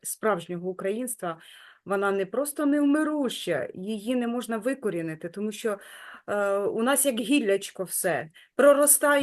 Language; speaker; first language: Ukrainian; native; Ukrainian